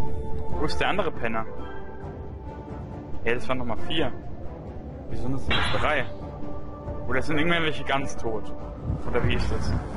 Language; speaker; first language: German; native; German